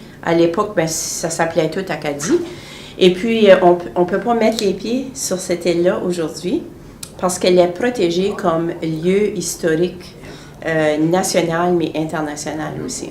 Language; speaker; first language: French; native; French